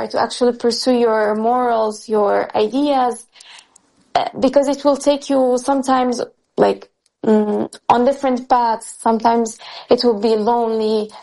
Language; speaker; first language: English; non-native, fluent; Italian